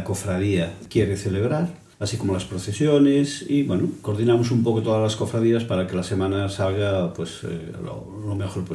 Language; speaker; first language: Spanish; native; Spanish